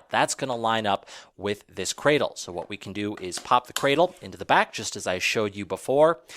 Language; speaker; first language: English; native; English